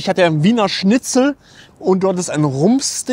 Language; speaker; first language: German; native; German